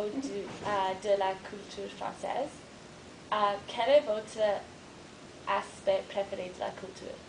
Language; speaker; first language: French; non-native, learner; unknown